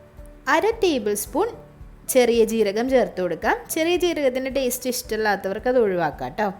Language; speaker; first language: Malayalam; native; Malayalam